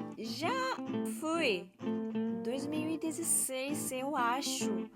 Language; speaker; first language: Portuguese; non-native, learner; Japanese